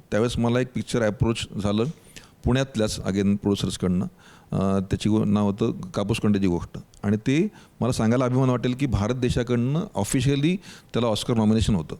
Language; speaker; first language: Marathi; native; Marathi